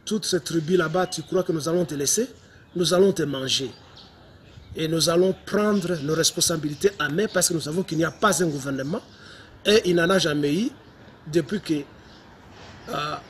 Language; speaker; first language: French; non-native, local second language; Lingala